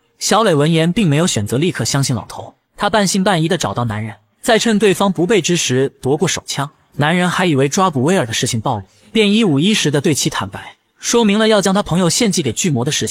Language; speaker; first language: Chinese; native; Chinese